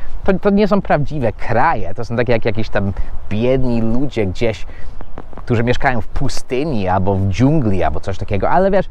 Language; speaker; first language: Polish; non-native, fluent; English